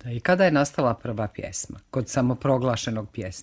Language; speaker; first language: Croatian; native; Croatian